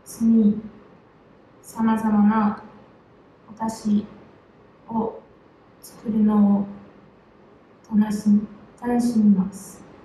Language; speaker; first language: Japanese; non-native, learner; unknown